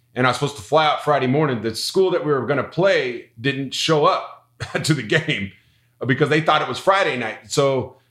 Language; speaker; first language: English; native; English